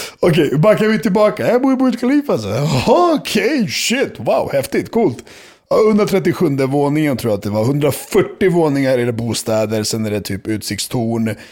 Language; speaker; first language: Swedish; early bilingual, other home language; Serbian